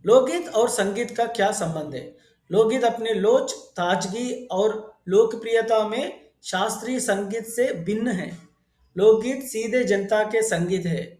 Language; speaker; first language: Hindi; non-native, local second language; Telugu